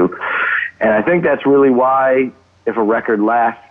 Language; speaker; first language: English; native; English